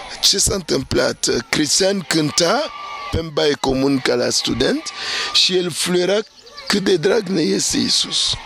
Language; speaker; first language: Romanian; non-native, fluent; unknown